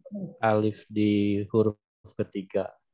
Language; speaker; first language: Indonesian; native; Indonesian